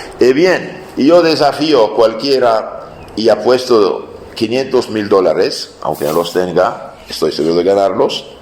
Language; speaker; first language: Spanish; non-native, fluent; Aramaic